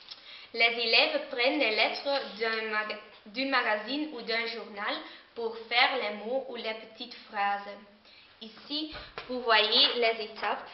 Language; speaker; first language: French; non-native, learner; Dutch